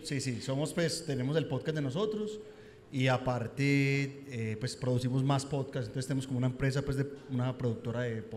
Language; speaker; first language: Spanish; native; Spanish